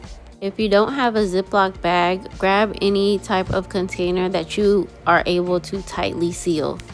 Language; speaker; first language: English; native; English